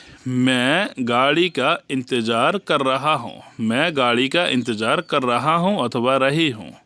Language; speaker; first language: Hindi; non-native, learner; Bangla